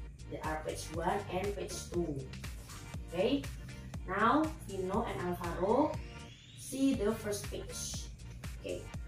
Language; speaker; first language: English; non-native, fluent; Indonesian